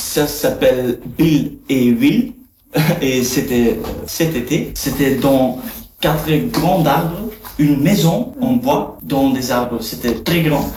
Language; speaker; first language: French; non-native, learner; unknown